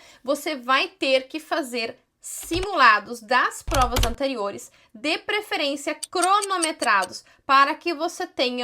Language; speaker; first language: Portuguese; native; Portuguese